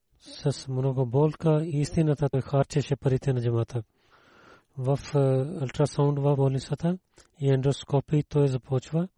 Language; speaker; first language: Bulgarian; non-native, learner; Urdu